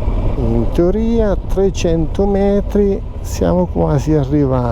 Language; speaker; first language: Italian; native; Italian